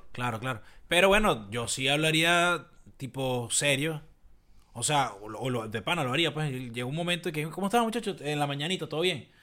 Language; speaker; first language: Spanish; native; Spanish